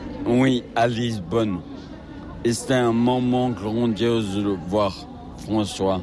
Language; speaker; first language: French; native; French